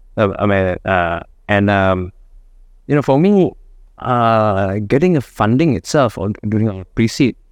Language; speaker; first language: English; non-native, fluent; Indonesian